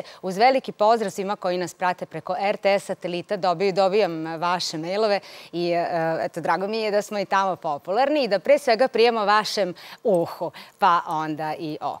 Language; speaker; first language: Serbian; native; Serbian